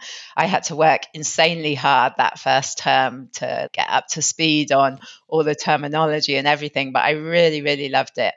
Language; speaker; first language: English; native; English